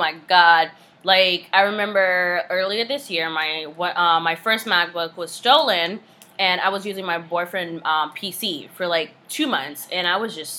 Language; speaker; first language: English; non-native, fluent; Haitian Creole